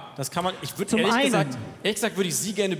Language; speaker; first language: German; native; German